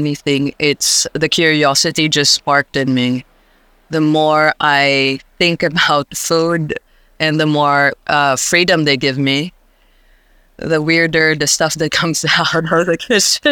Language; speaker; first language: English; non-native, local second language; Hiligaynon